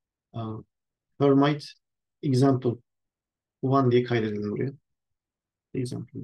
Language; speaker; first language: Turkish; native; Turkish